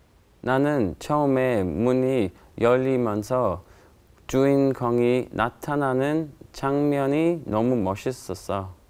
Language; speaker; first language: Korean; non-native, learner; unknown